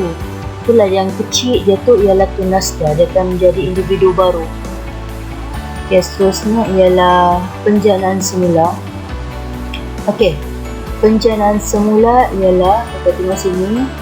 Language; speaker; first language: Malay; native; Malay